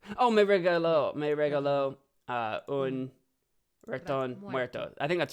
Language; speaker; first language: Spanish; non-native, learner; English